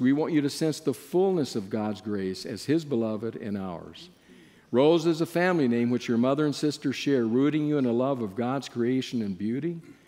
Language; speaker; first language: English; native; English